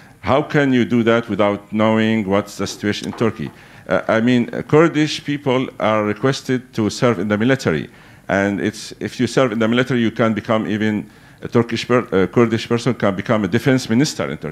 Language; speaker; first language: English; non-native, fluent; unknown